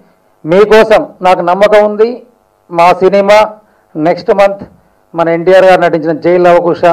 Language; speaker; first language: Telugu; native; Telugu